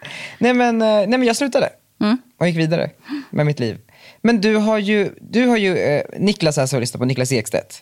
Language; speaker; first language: Swedish; native; Swedish